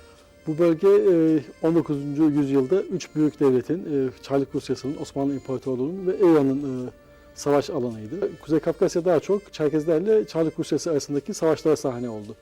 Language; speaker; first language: Turkish; native; Turkish